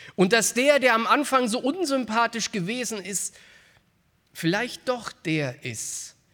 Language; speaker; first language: German; native; German